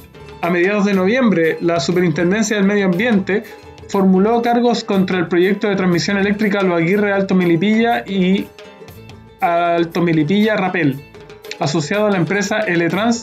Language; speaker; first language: Spanish; native; Spanish